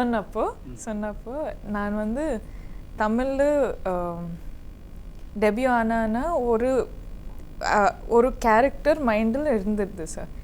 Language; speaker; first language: Tamil; non-native, learner; Kodava